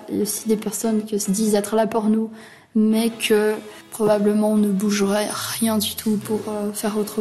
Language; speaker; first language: French; early bilingual, other home language; Portuguese